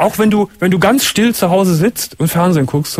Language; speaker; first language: German; native; German